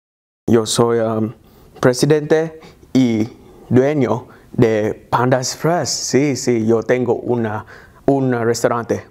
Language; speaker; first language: Spanish; non-native, learner; English